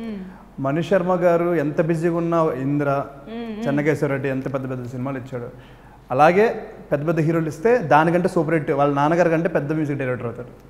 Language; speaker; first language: Telugu; native; Telugu